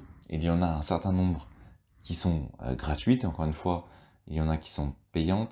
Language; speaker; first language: French; native; French